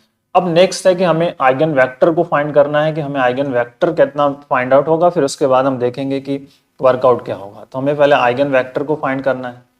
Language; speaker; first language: Hindi; native; Hindi